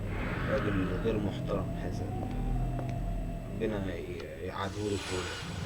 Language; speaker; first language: Arabic; native; Arabic